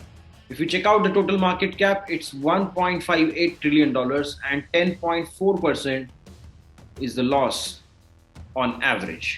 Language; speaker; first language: English; non-native, local second language; Marathi